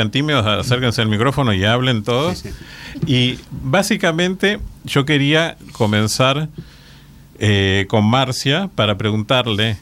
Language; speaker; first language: Spanish; native; Spanish